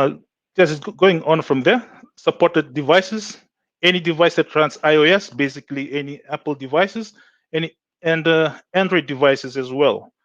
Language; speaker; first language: English; non-native, local second language; Fijian